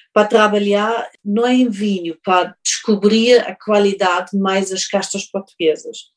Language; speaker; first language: Portuguese; non-native, fluent; German